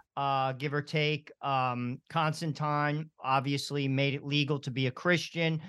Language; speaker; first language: English; early bilingual, other home language; Italian